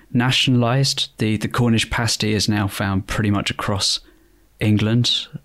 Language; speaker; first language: English; native; English